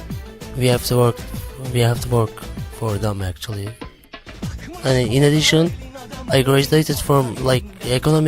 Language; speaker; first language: English; non-native, learner; Turkish